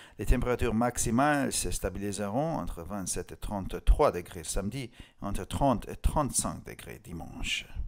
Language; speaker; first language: French; non-native, fluent; Hungarian